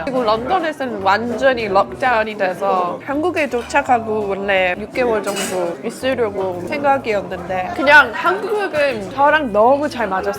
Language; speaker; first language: Korean; non-native, fluent; English